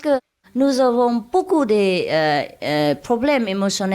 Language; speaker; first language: French; non-native, learner; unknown